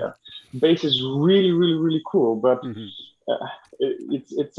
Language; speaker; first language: English; non-native, fluent; Greek